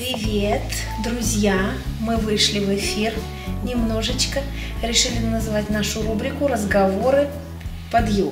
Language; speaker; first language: Russian; native; Russian